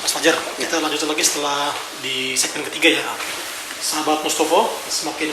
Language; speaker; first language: Indonesian; native; Indonesian